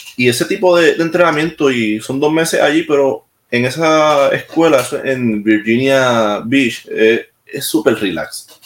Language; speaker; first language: Spanish; native; Spanish